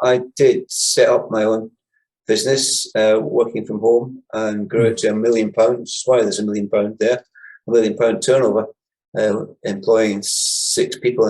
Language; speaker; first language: English; native; English